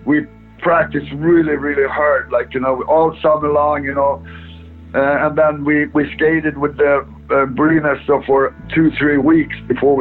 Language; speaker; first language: English; non-native, fluent; Swedish